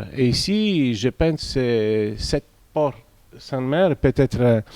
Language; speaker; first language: French; non-native, fluent; Italian